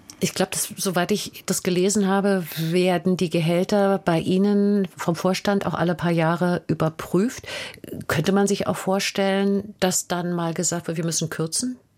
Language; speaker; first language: German; native; German